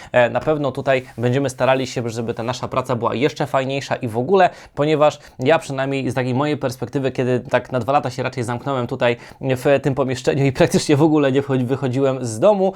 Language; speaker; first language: Polish; native; Polish